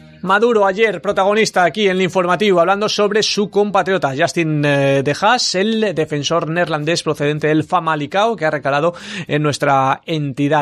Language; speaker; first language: Spanish; native; Spanish